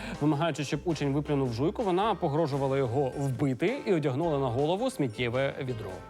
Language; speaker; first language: Ukrainian; native; Ukrainian